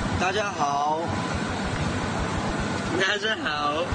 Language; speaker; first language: Chinese; non-native, learner; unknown